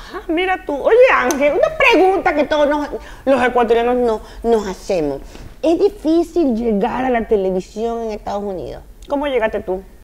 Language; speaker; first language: Spanish; native; Spanish